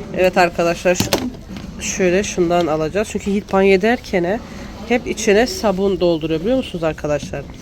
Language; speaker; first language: Turkish; early bilingual, heritage; Turkish